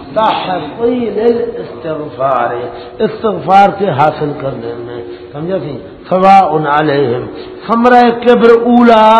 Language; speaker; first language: Urdu; non-native, local second language; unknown